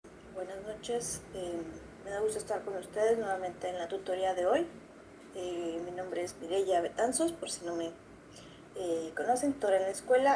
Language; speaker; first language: Spanish; native; Spanish